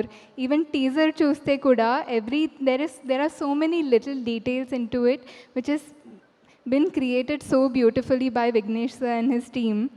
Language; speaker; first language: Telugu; non-native, fluent; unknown